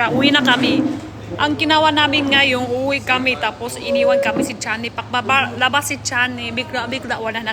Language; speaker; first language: Filipino; non-native, learner; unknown